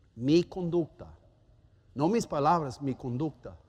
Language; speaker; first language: Spanish; non-native, fluent; German